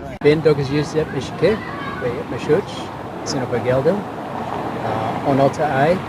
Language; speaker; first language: Turkish; non-native, learner; English